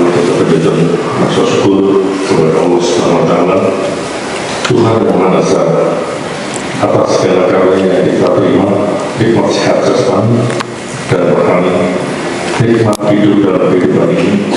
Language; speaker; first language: Indonesian; non-native, local second language; Javanese